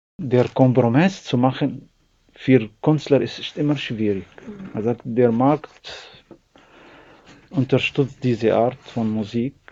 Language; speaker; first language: German; non-native, learner; Arabic